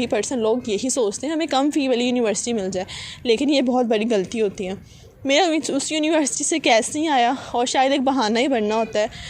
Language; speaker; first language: Urdu; non-native, local second language; Punjabi